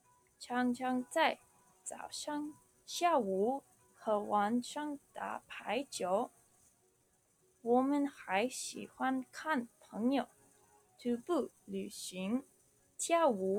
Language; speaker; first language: Chinese; non-native, learner; English